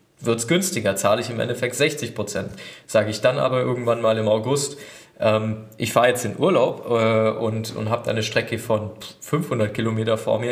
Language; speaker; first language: German; native; German